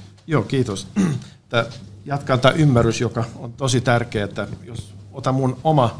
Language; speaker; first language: Finnish; non-native, fluent; Swedish